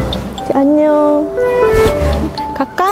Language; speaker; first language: Korean; non-native, learner; Indonesian